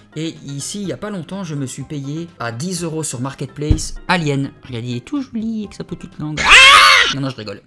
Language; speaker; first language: French; native; French